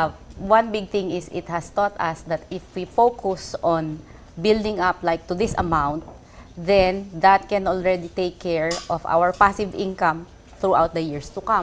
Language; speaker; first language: English; non-native, local second language; Filipino